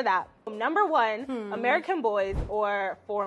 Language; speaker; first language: English; native; English